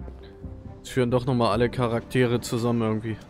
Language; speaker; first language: German; native; German